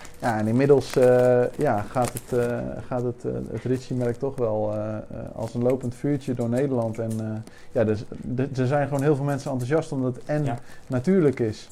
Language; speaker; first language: Dutch; native; Dutch